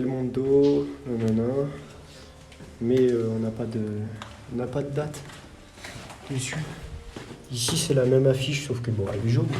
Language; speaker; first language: French; native; French